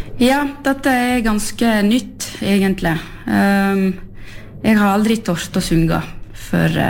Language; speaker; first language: Norwegian; early bilingual, heritage; French